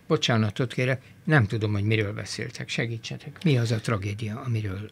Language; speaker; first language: Hungarian; native; Hungarian